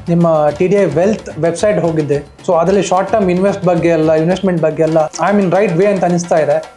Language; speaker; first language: Kannada; native; Kannada